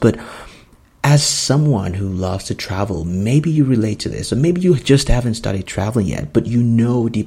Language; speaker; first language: English; non-native, local second language; Yoruba